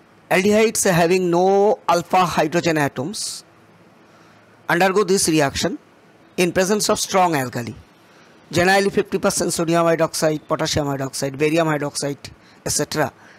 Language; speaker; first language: English; non-native, local second language; Bangla